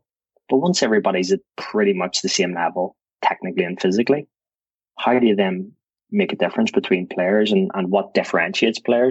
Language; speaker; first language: English; native; English